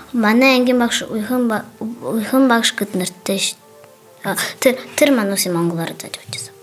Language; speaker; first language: Mongolian; non-native, learner; Buriat